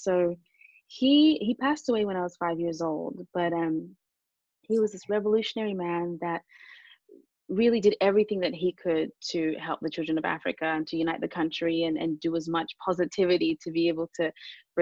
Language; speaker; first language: English; early bilingual, other home language; Japanese